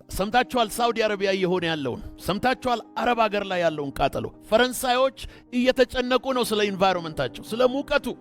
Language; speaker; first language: Amharic; non-native, local second language; Oromo